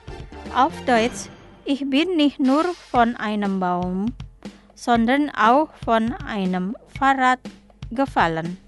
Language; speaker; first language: German; non-native, fluent; Indonesian